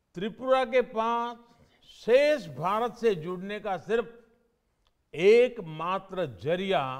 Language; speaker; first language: Hindi; native; Hindi